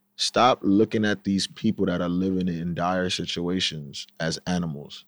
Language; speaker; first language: English; native; English